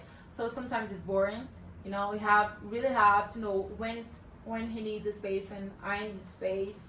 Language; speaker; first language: English; non-native, learner; Portuguese